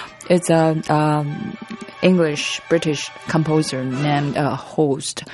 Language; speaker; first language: English; non-native, learner; Chinese